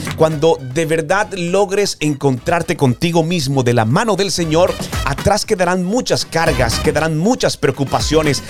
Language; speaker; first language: Spanish; native; Spanish